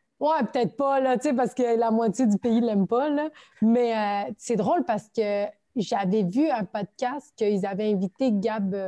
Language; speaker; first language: French; early bilingual, other home language; Turkish